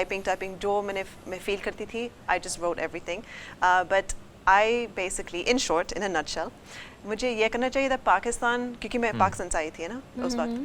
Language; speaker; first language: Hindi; early bilingual, heritage; English